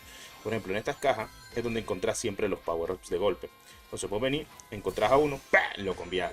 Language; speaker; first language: Spanish; native; Spanish